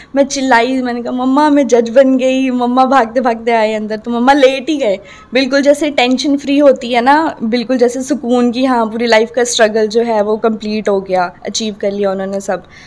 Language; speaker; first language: Hindi; native; Hindi